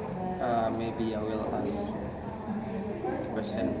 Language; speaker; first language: English; non-native, learner; Indonesian